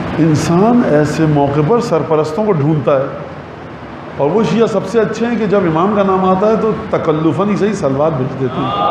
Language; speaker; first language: Urdu; native; Urdu